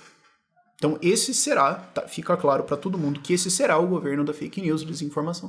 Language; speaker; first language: Portuguese; native; Portuguese